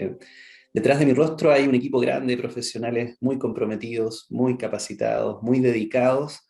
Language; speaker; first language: Spanish; native; Spanish